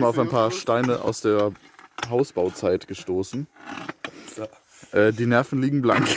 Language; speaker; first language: German; native; German